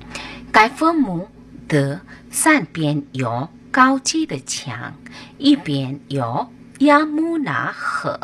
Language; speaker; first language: Chinese; non-native, fluent; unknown